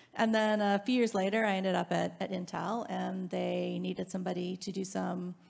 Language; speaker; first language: English; native; English